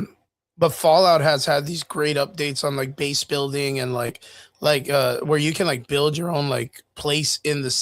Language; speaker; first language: English; native; English